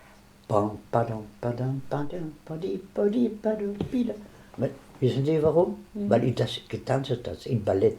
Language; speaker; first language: German; non-native, learner; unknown